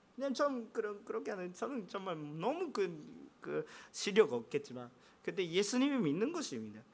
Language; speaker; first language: Korean; non-native, fluent; Japanese